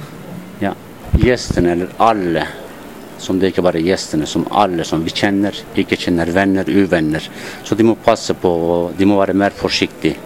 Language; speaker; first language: Norwegian; non-native, learner; Turkish